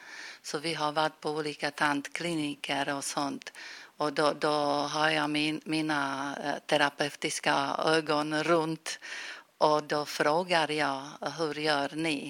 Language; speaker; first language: Swedish; non-native, fluent; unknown